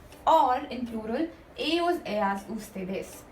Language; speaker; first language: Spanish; non-native, fluent; Hindi